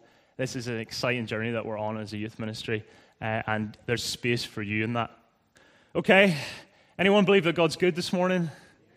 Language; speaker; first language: English; native; English